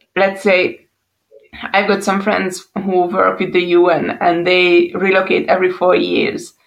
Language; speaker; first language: English; non-native, fluent; Hungarian